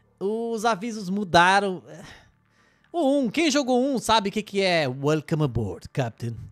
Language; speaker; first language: Portuguese; non-native, fluent; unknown